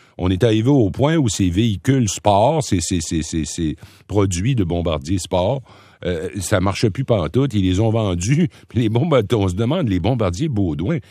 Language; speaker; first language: French; native; French